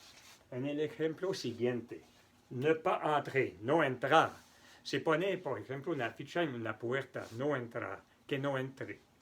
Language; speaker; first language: Spanish; non-native, fluent; French